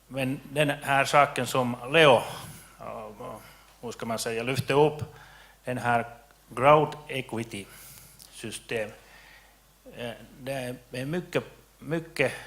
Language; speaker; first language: Swedish; non-native, local second language; Finnish